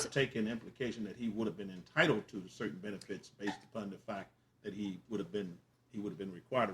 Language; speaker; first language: English; native; English